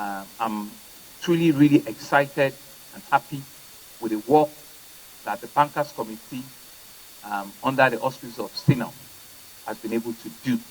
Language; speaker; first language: English; non-native, local second language; Yoruba